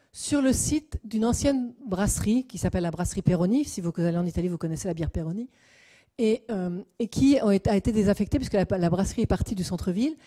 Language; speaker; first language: French; native; French